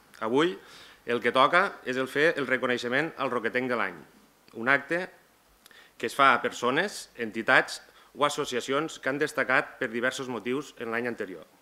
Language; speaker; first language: Catalan; native; Catalan